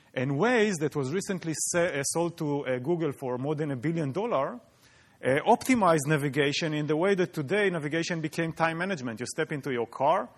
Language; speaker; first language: English; non-native, fluent; Hebrew